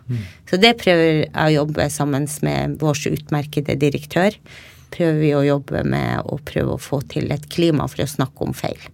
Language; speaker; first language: Norwegian; native; Norwegian